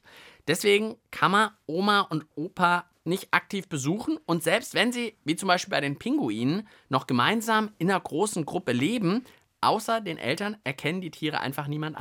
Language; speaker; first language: German; native; German